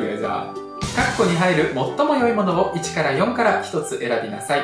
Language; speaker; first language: Japanese; early bilingual, other home language; Russian